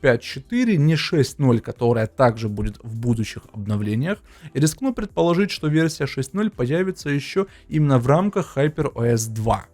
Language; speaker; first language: Russian; native; Russian